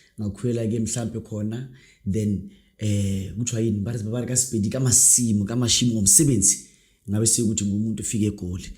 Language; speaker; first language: Zulu; non-native, local second language; Northern Sotho